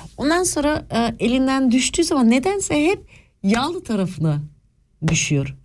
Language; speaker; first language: Turkish; early bilingual, other home language; Swiss German